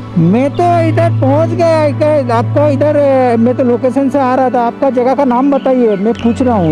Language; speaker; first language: Hindi; non-native, local second language; Bangla